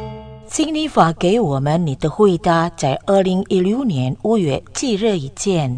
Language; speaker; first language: Chinese; non-native, learner; Indonesian